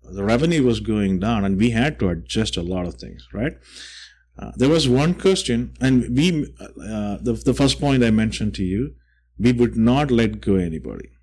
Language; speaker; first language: English; non-native, local second language; Malayalam